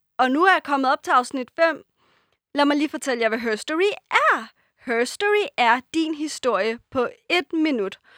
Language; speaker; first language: Danish; early bilingual, other home language; Persian